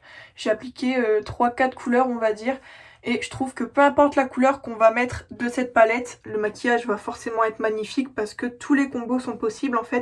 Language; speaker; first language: French; native; French